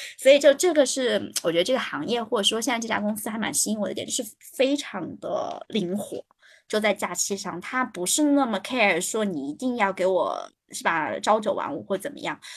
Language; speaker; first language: Chinese; native; Chinese